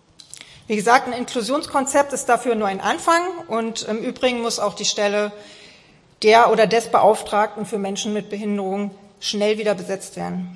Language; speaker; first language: German; native; German